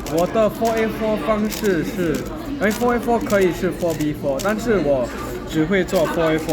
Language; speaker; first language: Chinese; non-native, learner; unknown